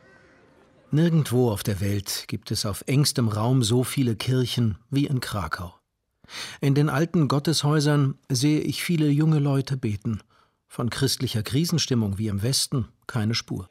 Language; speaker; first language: German; native; German